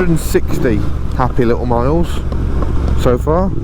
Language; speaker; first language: English; native; English